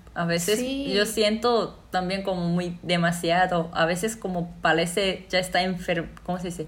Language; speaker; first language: Spanish; non-native, fluent; Japanese